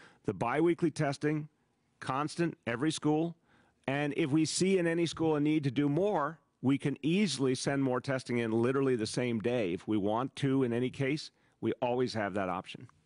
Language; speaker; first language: English; native; English